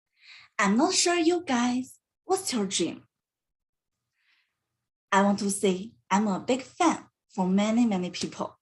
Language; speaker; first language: English; non-native, learner; Chinese